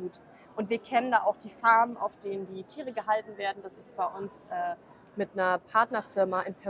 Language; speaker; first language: German; native; German